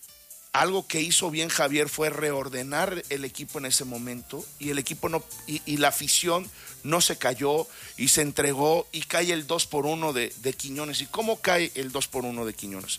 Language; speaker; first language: Spanish; native; Spanish